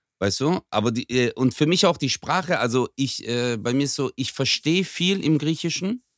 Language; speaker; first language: German; early bilingual, other home language; Turkish